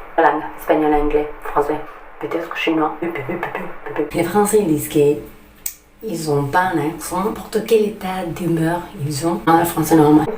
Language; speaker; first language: French; non-native, fluent; Spanish